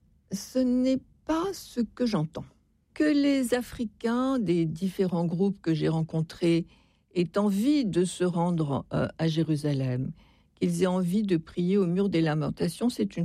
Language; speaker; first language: French; native; French